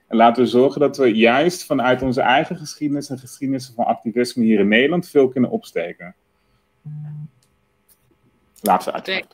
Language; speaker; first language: Dutch; native; Dutch